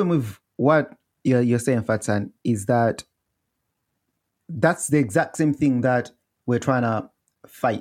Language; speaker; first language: English; non-native, local second language; Nyanja